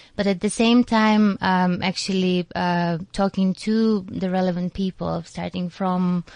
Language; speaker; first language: English; non-native, fluent; Macedonian